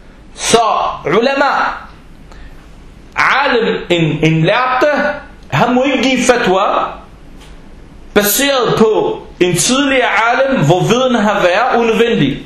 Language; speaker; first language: Danish; non-native, fluent; Arabic